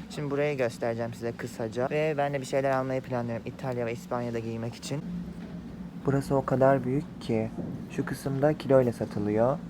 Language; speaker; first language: Turkish; native; Turkish